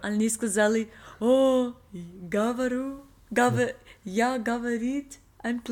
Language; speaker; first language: Russian; non-native, learner; English